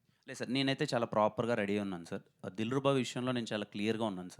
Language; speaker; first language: Telugu; native; Telugu